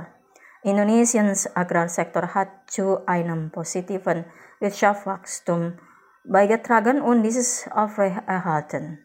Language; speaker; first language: German; non-native, fluent; Indonesian